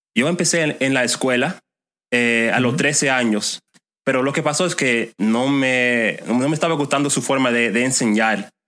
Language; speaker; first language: Spanish; non-native, fluent; English